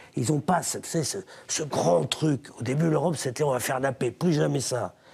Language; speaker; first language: French; native; French